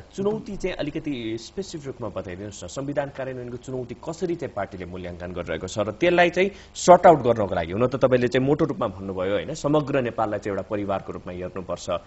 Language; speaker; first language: Nepali; native; Nepali